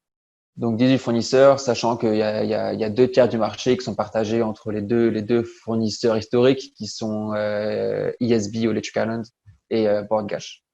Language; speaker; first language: French; native; French